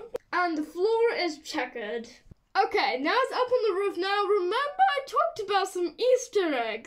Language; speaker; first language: English; native; English